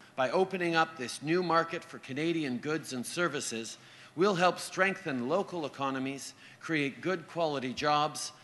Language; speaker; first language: English; native; English